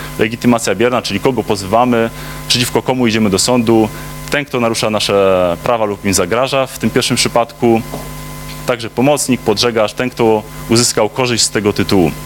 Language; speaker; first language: Polish; native; Polish